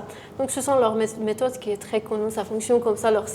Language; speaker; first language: French; non-native, fluent; Persian